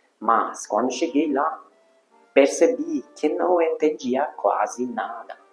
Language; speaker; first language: Portuguese; non-native, fluent; Hungarian